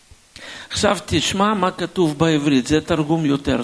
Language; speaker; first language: Hebrew; non-native, fluent; Russian